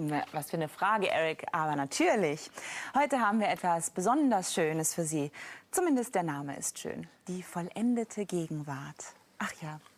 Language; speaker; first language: German; native; German